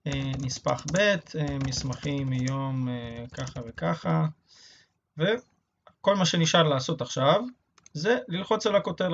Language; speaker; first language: Hebrew; native; Hebrew